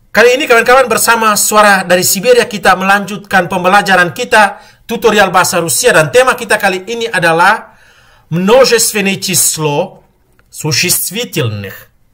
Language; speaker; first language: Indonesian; native; Indonesian